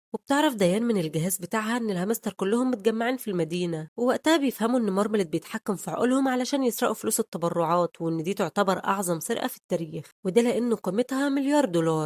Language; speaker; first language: Arabic; native; Arabic